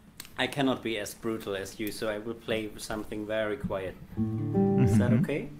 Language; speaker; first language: English; non-native, fluent; German